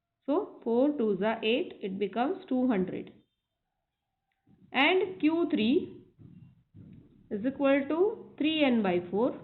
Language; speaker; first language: English; non-native, local second language; Hindi